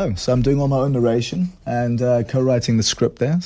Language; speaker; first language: English; native; English